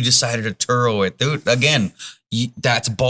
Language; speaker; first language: English; native; English